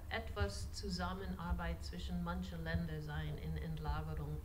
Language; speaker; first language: German; non-native, fluent; English